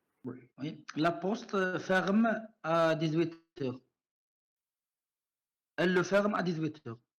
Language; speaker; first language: French; non-native, learner; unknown